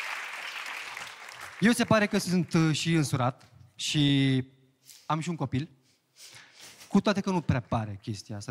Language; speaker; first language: Romanian; native; Romanian